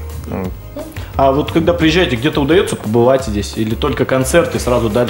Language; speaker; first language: Russian; native; Russian